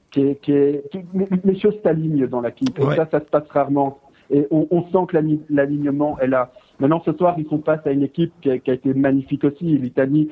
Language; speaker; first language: French; non-native, fluent; English